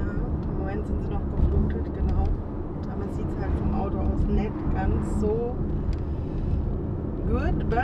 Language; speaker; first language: German; native; German